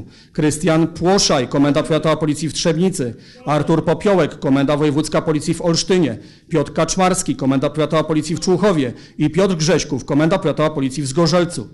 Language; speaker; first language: Polish; native; Polish